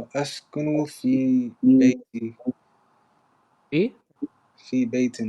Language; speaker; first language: Arabic; non-native, learner; English